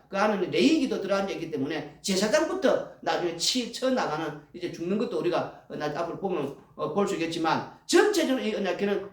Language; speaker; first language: Korean; native; Korean